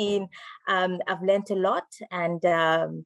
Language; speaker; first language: English; non-native, local second language; Shona